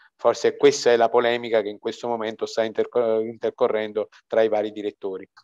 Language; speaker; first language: Italian; native; Italian